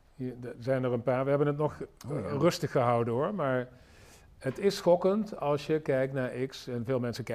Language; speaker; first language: Dutch; native; Dutch